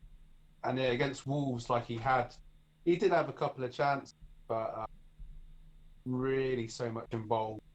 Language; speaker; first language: English; native; English